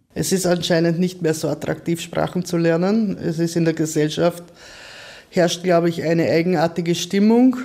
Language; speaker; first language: German; native; German